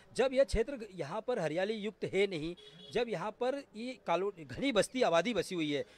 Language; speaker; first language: Hindi; native; Hindi